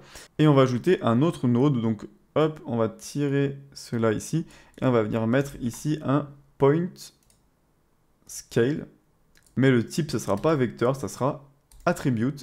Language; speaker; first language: French; native; French